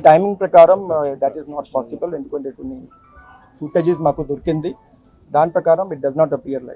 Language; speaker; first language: Telugu; non-native, fluent; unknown